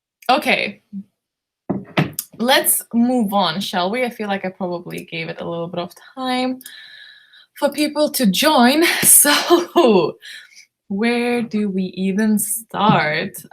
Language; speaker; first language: English; non-native, fluent; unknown